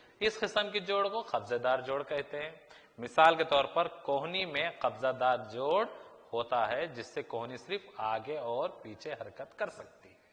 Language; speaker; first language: Urdu; native; Urdu